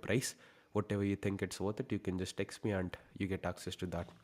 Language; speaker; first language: Hindi; native; Hindi